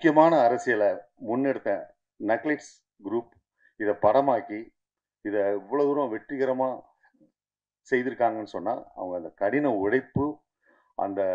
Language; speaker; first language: Tamil; native; Tamil